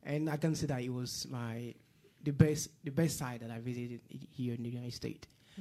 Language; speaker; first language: English; non-native, fluent; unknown